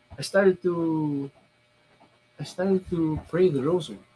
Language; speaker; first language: Filipino; native; Filipino